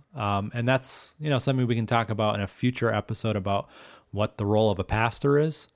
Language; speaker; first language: English; native; English